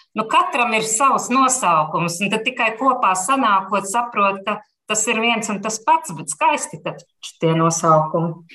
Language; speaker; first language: Latvian; native; Latvian